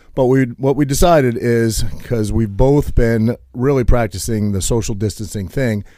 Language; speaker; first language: English; native; English